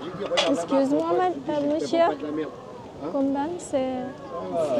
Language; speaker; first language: French; non-native, learner; Indonesian